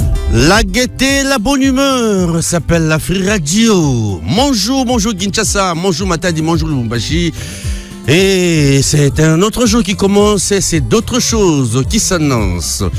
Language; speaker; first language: French; non-native, local second language; Lingala